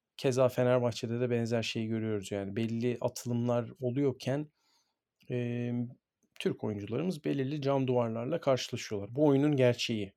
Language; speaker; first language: Turkish; native; Turkish